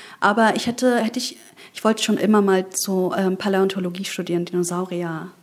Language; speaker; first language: German; early bilingual, other home language; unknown